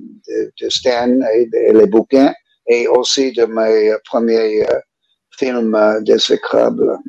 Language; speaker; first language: French; non-native, learner; English